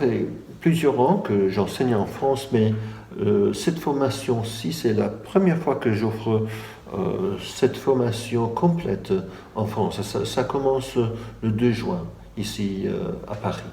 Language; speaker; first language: French; non-native, fluent; English